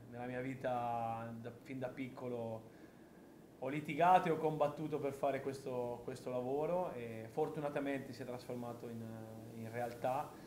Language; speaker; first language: Italian; native; Italian